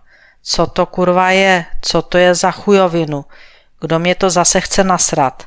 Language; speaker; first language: Czech; native; Czech